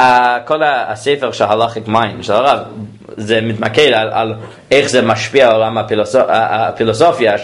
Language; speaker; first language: Hebrew; non-native, fluent; English